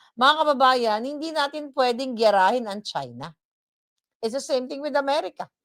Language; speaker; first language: Filipino; non-native, local second language; Hiligaynon